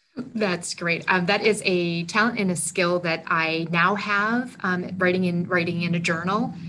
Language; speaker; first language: English; native; English